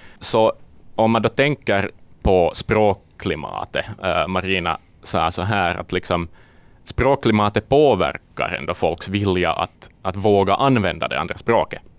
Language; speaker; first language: Swedish; native; Swedish